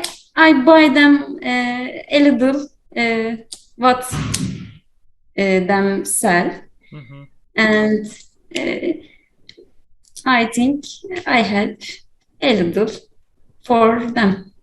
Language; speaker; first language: English; non-native, learner; Turkish